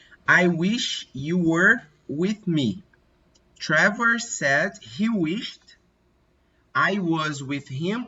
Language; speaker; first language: English; non-native, fluent; Portuguese